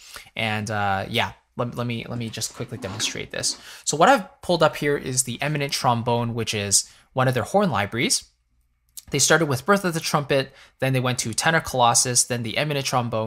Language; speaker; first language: English; native; English